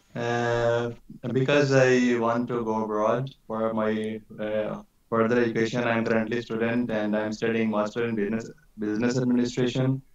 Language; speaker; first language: English; non-native, local second language; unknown